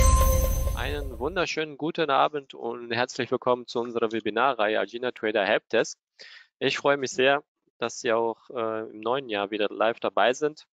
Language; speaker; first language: German; native; German